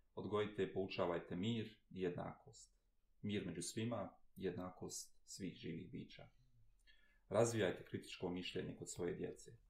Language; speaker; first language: Bosnian; native; Bosnian